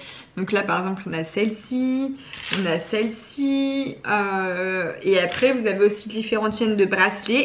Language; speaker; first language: French; native; French